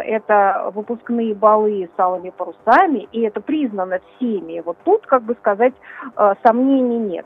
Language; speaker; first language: Russian; native; Russian